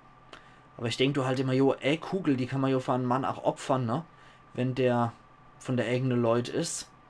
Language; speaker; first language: German; native; German